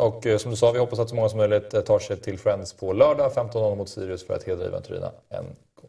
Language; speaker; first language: Swedish; native; Swedish